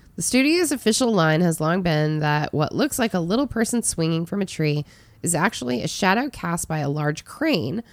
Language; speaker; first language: English; native; English